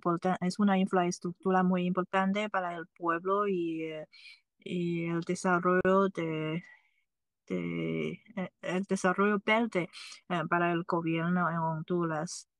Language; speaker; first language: Spanish; non-native, fluent; Chinese